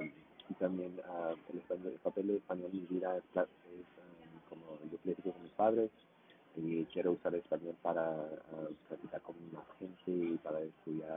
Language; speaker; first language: Spanish; early bilingual, heritage; Spanish